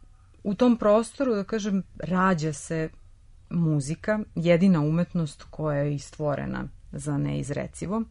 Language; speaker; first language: Serbian; native; Serbian